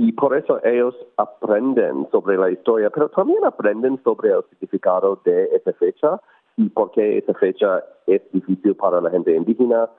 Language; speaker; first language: Spanish; non-native, fluent; English